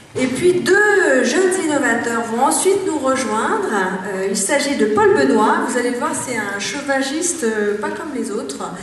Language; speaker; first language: French; native; French